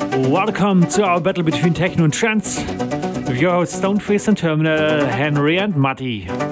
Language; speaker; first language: English; non-native, fluent; German